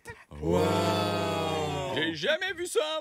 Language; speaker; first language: French; native; French